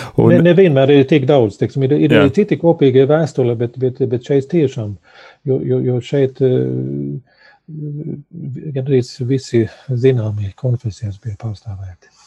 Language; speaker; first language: Latvian; early bilingual, heritage; Latvian